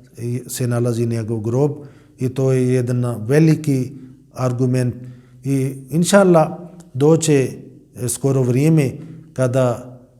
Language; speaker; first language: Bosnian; non-native, learner; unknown